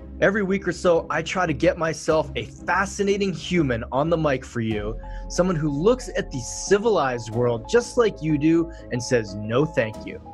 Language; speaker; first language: English; native; English